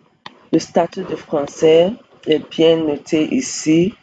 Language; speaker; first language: French; non-native, fluent; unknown